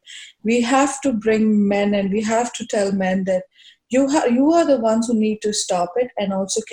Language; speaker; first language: English; non-native, local second language; Hindi